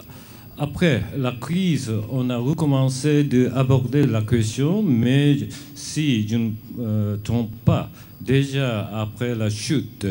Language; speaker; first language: French; non-native, fluent; Japanese